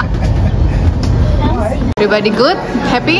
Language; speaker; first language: English; non-native, learner; Indonesian